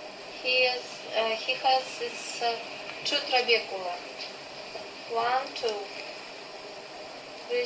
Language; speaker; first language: English; non-native, learner; Russian